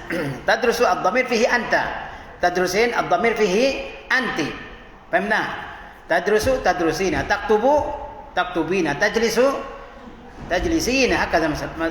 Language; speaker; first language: Arabic; non-native, fluent; Indonesian